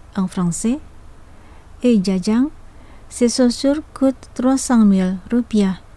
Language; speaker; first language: French; non-native, fluent; Indonesian